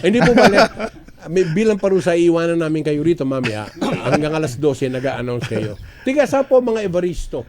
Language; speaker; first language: Filipino; non-native, local second language; Pampanga